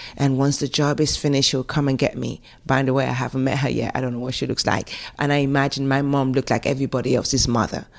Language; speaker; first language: English; native; English